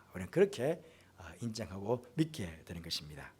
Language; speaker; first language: Korean; native; Korean